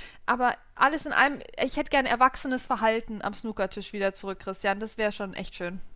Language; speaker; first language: German; native; German